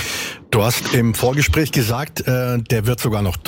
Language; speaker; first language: German; native; German